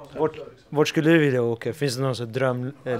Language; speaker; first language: Swedish; native; Swedish